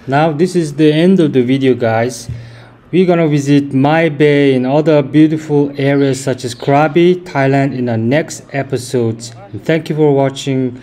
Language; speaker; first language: English; non-native, fluent; Mongolian